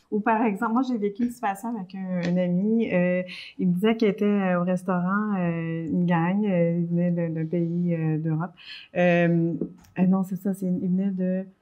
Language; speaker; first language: French; early bilingual, other home language; Spanish